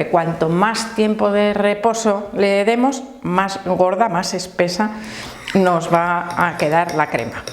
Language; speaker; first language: Spanish; native; Spanish